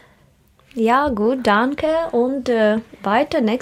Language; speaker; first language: German; non-native, learner; Russian